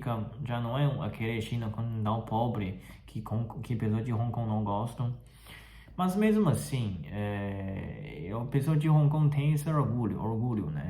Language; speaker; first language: Portuguese; non-native, fluent; Chinese